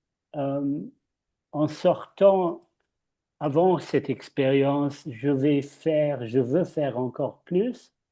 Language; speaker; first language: French; non-native, fluent; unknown